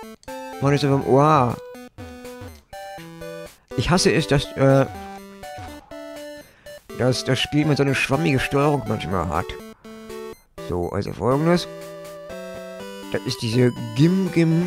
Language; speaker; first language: German; native; German